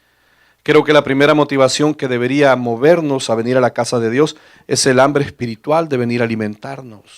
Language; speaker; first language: Spanish; native; Spanish